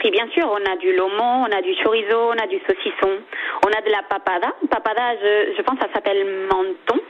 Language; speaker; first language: French; non-native, fluent; Spanish